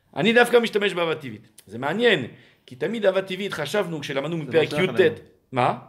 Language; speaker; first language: Hebrew; non-native, fluent; French